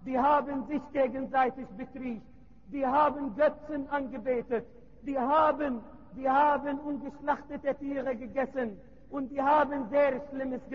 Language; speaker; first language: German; non-native, learner; Arabic